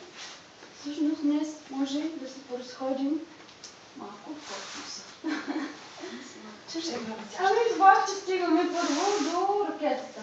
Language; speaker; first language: Bulgarian; native; Bulgarian